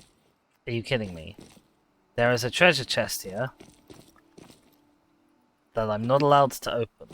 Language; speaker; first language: English; native; English